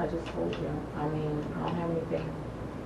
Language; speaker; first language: English; native; English